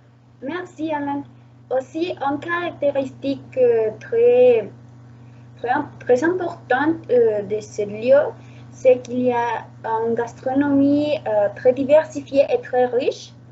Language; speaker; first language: French; non-native, learner; Spanish